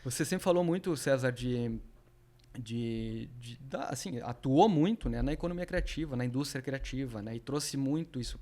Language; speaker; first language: Portuguese; native; Portuguese